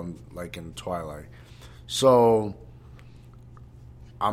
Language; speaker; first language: English; native; English